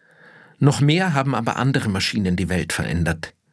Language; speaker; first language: German; native; German